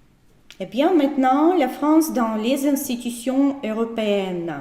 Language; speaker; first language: French; non-native, fluent; Russian